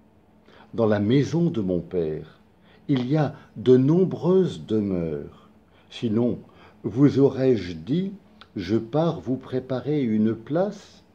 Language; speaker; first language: French; native; French